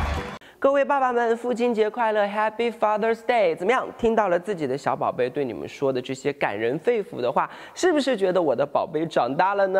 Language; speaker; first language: Chinese; native; Chinese